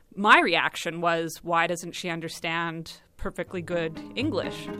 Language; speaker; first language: English; native; English